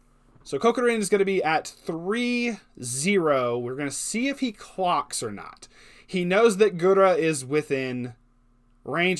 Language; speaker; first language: English; native; English